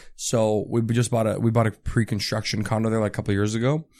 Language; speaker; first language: English; native; English